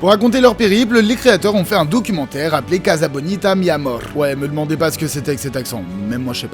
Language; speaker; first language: French; native; French